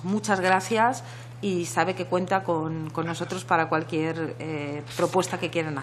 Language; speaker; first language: Spanish; native; Spanish